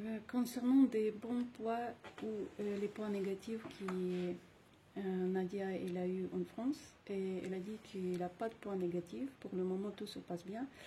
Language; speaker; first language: French; non-native, fluent; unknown